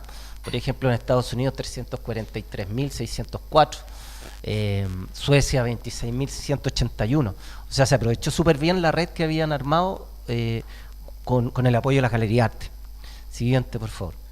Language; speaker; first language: Spanish; native; Spanish